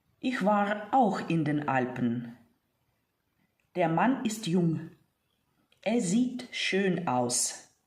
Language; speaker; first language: German; non-native, fluent; Ukrainian